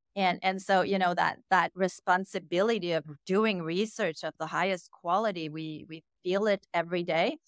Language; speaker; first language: English; native; English